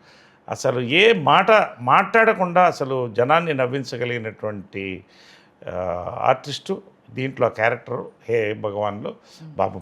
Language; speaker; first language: Telugu; native; Telugu